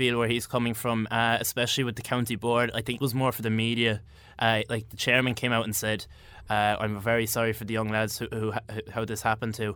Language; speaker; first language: English; native; English